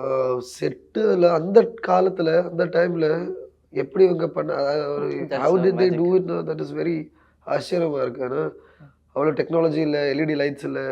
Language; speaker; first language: Tamil; non-native, learner; Malayalam